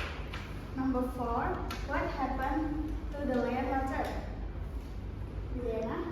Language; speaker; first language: English; non-native, learner; Indonesian